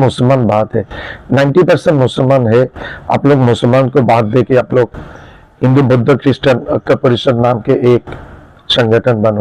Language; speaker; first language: Hindi; non-native, learner; Bangla